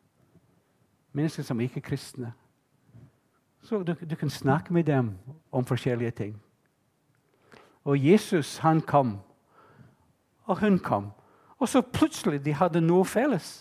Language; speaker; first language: Norwegian; non-native, fluent; English